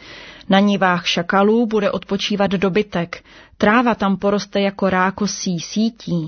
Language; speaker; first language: Czech; native; Czech